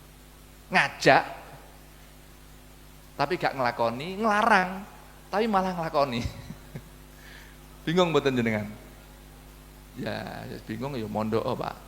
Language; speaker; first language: Indonesian; non-native, local second language; Javanese